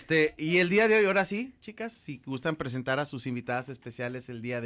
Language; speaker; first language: Spanish; native; Spanish